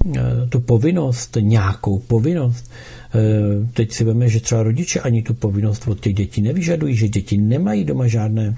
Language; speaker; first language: Czech; native; Czech